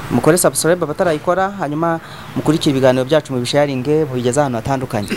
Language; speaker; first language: Kinyarwanda; native; Kinyarwanda